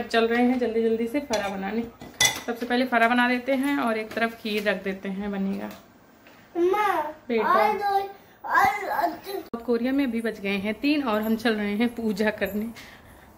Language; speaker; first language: Hindi; native; Hindi